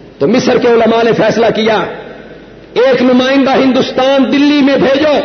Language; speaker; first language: Urdu; non-native, local second language; Punjabi